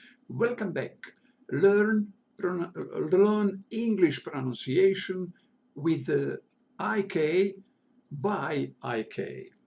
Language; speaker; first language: English; non-native, learner; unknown